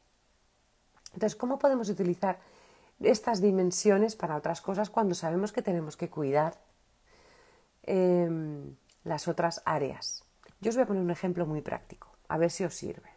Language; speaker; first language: Spanish; native; Spanish